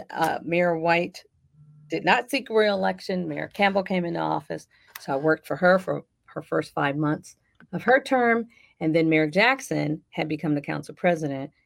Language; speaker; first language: English; native; English